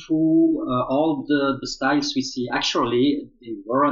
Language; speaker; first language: English; non-native, fluent; Dutch